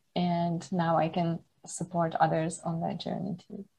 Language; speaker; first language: English; non-native, fluent; Hungarian